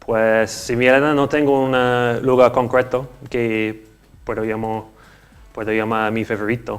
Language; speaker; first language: Spanish; non-native, learner; English